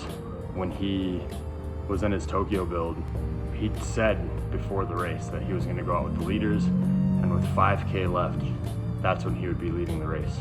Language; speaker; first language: English; native; English